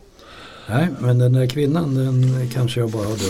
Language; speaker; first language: Swedish; native; Swedish